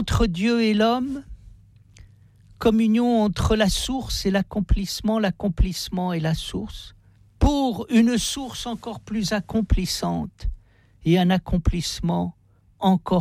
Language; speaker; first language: French; native; French